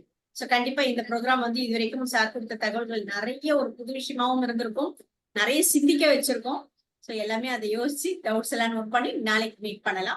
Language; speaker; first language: Tamil; native; Tamil